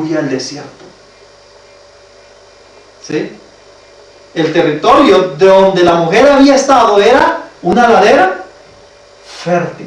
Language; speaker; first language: Spanish; native; Spanish